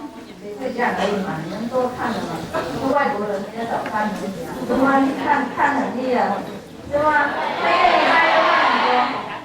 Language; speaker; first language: Chinese; non-native, fluent; Vietnamese